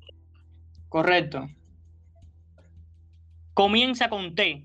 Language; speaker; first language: Spanish; native; Spanish